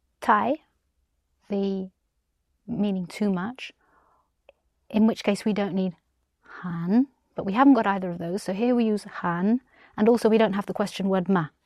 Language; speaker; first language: English; non-native, learner; Chinese